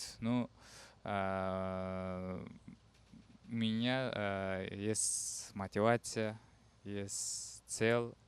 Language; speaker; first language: Russian; non-native, learner; Uzbek